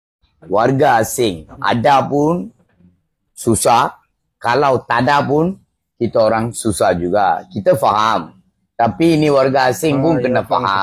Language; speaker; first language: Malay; non-native, local second language; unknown